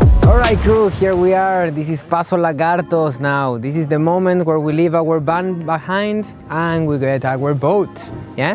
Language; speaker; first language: English; non-native, fluent; Spanish